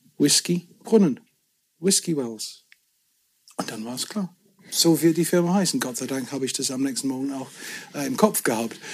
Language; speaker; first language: German; non-native, fluent; English